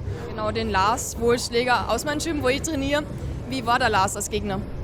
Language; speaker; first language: German; native; German